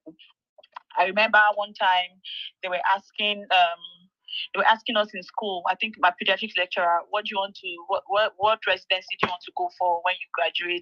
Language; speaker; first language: English; non-native, local second language; Igbo